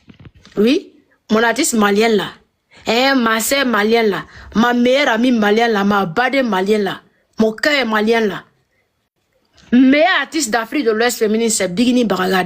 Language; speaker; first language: French; non-native, local second language; Dyula